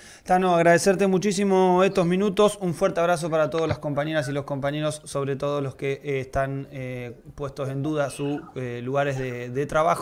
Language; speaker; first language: Spanish; native; Spanish